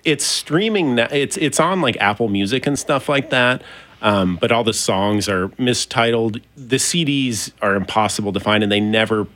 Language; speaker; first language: English; native; English